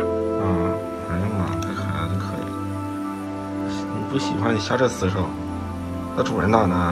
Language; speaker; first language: Chinese; native; Chinese